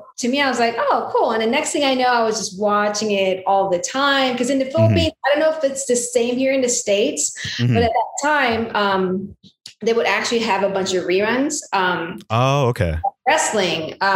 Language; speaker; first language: English; non-native, local second language; Filipino